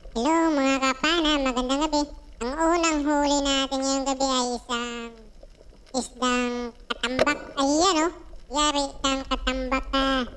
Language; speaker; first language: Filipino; non-native, local second language; Cebuano